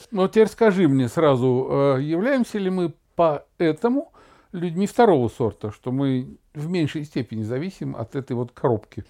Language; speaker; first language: Russian; native; Russian